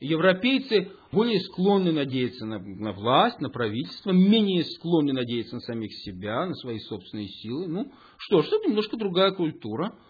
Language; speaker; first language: Russian; early bilingual, heritage; Russian